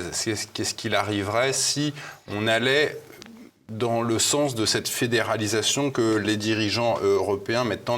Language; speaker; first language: French; native; French